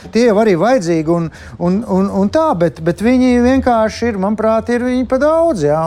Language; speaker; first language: Latvian; native; Latvian